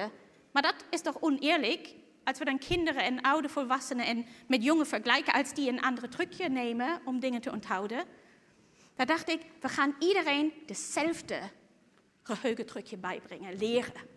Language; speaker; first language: Dutch; non-native, fluent; German